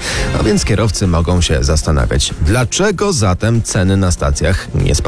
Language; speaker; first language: Polish; native; Polish